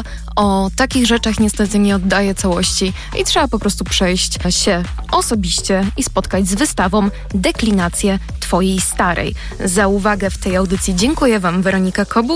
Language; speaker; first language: Polish; native; Polish